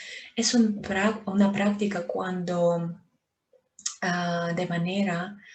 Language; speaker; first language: Spanish; non-native, fluent; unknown